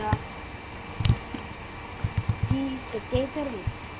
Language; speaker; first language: Bulgarian; native; Bulgarian